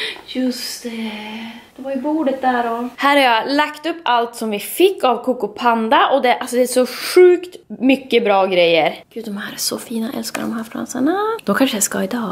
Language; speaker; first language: Swedish; native; Swedish